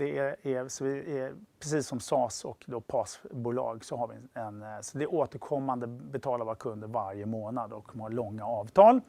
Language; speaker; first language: Swedish; native; Swedish